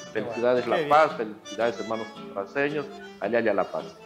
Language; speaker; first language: Spanish; native; Spanish